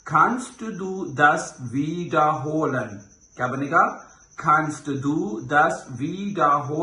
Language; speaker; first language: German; non-native, fluent; Urdu